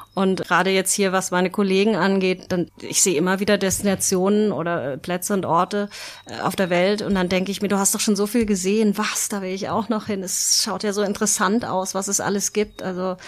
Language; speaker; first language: German; native; German